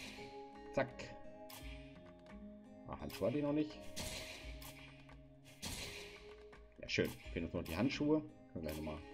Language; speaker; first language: German; native; German